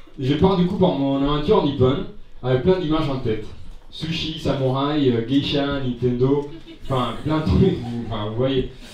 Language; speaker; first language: French; non-native, fluent; Spanish